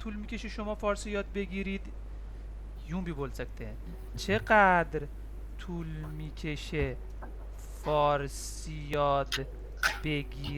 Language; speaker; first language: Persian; non-native, fluent; Urdu